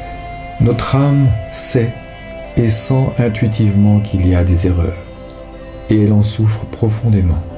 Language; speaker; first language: French; native; French